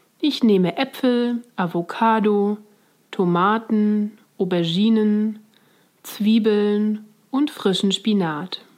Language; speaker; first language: German; non-native, fluent; Swiss German